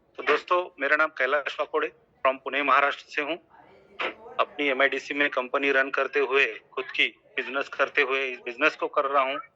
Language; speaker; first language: Hindi; non-native, local second language; Marathi